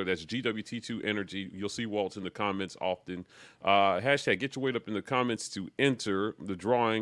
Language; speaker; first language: English; native; English